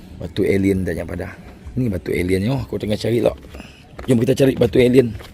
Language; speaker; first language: Malay; native; Malay